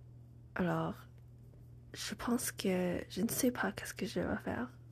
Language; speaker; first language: French; non-native, learner; English